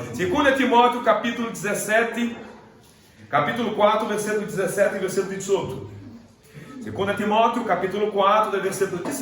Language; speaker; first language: Italian; non-native, fluent; Portuguese